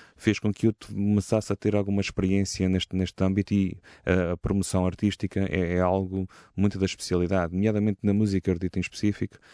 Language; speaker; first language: Portuguese; native; Portuguese